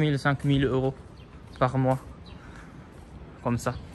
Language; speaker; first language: French; non-native, fluent; Japanese